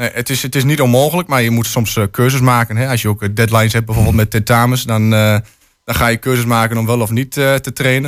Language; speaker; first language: Dutch; native; Dutch